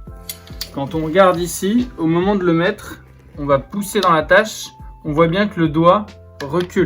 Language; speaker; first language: French; native; French